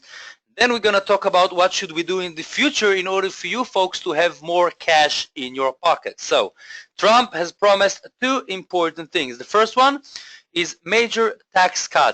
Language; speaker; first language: English; non-native, fluent; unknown